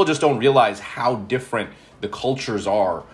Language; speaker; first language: English; early bilingual, other home language; Malayalam